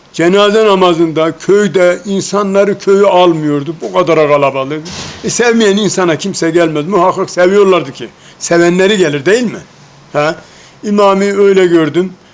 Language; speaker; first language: Turkish; native; Turkish